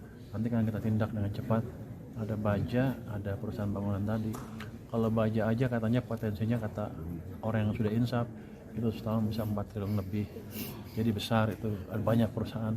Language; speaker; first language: Indonesian; native; Indonesian